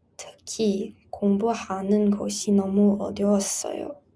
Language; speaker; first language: Korean; non-native, learner; English